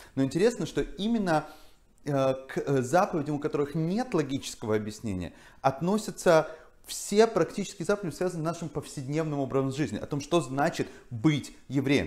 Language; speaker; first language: Russian; native; Russian